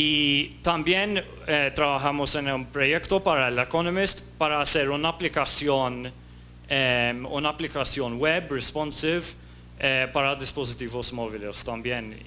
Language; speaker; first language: Spanish; non-native, fluent; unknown